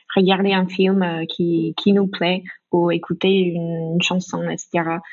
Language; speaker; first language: French; non-native, fluent; English